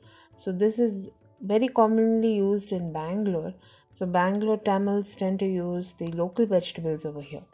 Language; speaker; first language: English; non-native, local second language; Tamil